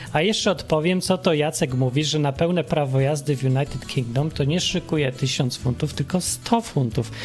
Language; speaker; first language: Polish; native; Polish